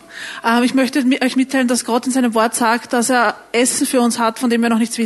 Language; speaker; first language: German; native; German